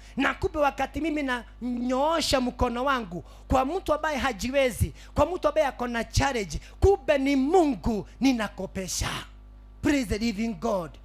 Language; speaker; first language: Swahili; native; Swahili